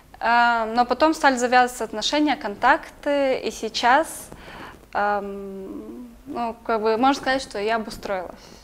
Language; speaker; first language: Russian; native; Russian